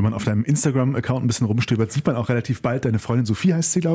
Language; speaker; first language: German; native; German